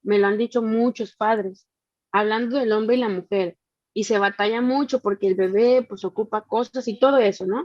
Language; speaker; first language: Spanish; native; Spanish